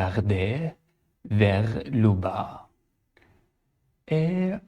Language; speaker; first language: French; non-native, learner; Arabic